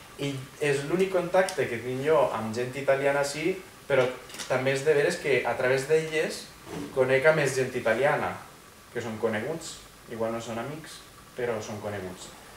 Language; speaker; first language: Catalan; non-native, fluent; Italian